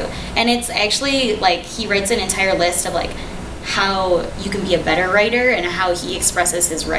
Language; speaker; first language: English; native; English